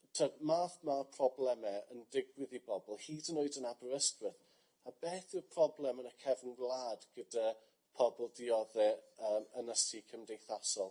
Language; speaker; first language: Welsh; non-native, fluent; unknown